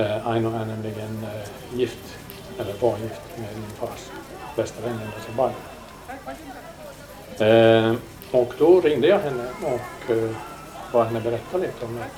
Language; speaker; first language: Swedish; native; Swedish